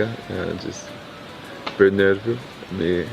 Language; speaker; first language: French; non-native, learner; English